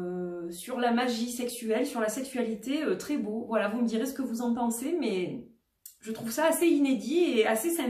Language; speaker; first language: French; native; French